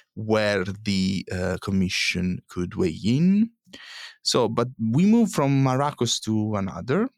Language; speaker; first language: English; non-native, fluent; Italian